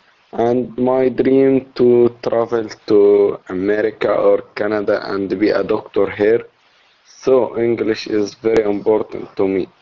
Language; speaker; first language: English; non-native, learner; Arabic